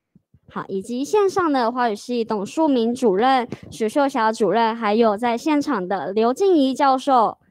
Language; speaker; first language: Chinese; native; Chinese